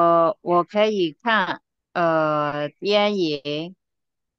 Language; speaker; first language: Chinese; non-native, learner; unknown